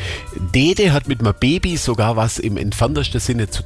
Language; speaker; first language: German; native; German